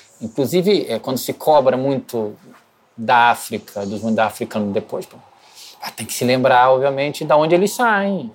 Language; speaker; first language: Portuguese; native; Portuguese